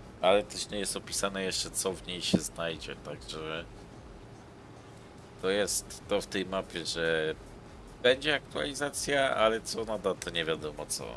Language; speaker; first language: Polish; native; Polish